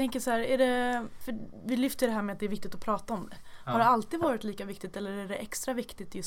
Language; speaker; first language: Swedish; native; Swedish